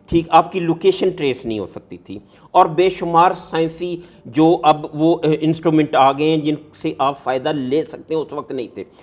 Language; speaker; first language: Urdu; non-native, local second language; Punjabi